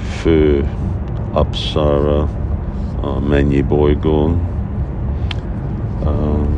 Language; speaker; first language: Hungarian; early bilingual, heritage; Hungarian